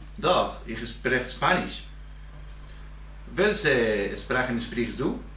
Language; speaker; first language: German; non-native, learner; Spanish